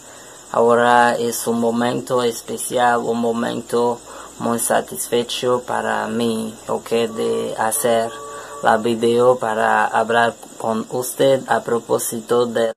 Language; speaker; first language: Spanish; non-native, learner; French